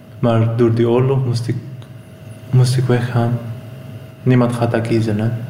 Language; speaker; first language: Dutch; non-native, learner; Arabic